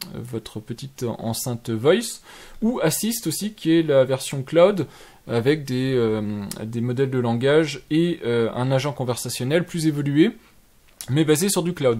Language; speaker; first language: French; native; French